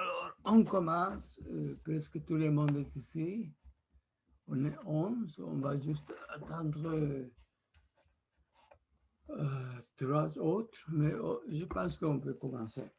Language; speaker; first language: French; non-native, fluent; Spanish